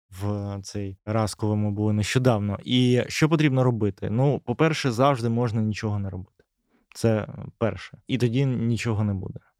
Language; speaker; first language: Ukrainian; native; Ukrainian